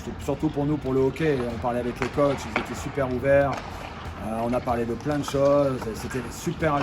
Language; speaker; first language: French; native; French